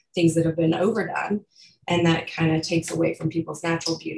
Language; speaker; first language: English; native; English